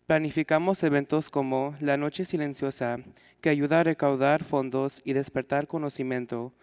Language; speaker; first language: Spanish; early bilingual, heritage; Spanish